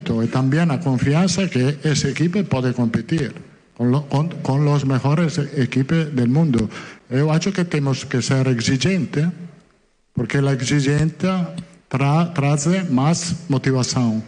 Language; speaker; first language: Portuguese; non-native, fluent; Italian